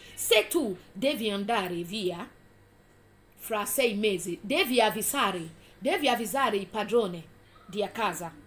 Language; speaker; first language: Italian; non-native, fluent; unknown